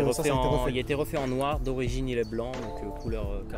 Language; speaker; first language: French; native; French